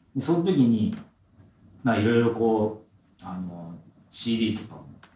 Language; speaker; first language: Japanese; native; Japanese